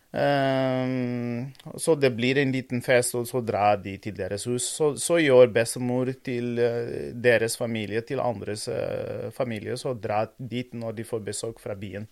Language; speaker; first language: Norwegian; non-native, fluent; Portuguese